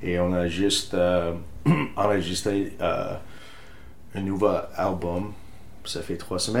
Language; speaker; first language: French; non-native, fluent; English